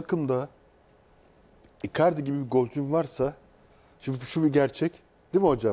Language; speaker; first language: Turkish; native; Turkish